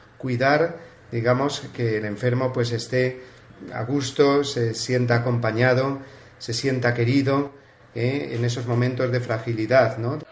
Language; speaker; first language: Spanish; native; Spanish